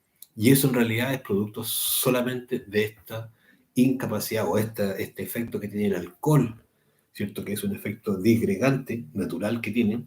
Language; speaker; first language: Spanish; native; Spanish